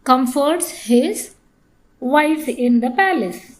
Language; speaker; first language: English; non-native, local second language; Kannada